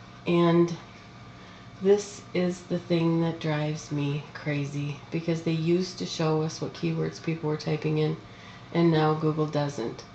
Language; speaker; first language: English; native; English